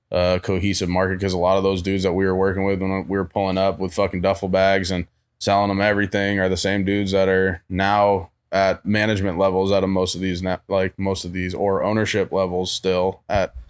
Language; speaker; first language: English; native; English